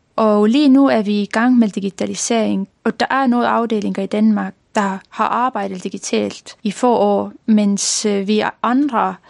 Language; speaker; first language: Danish; non-native, fluent; Estonian